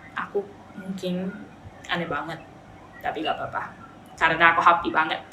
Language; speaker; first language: Indonesian; non-native, fluent; Japanese